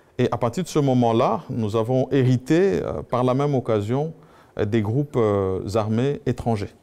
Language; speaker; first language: French; non-native, local second language; Swahili